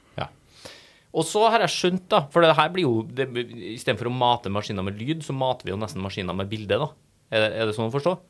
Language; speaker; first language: Norwegian; native; Norwegian